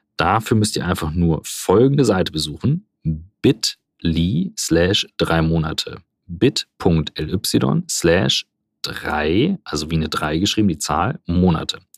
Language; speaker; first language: German; native; German